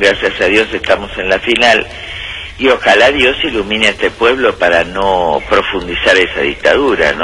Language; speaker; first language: Spanish; native; Spanish